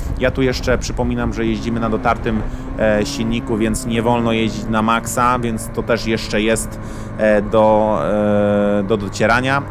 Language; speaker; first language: Polish; native; Polish